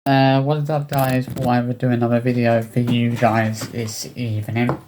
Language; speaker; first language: English; native; English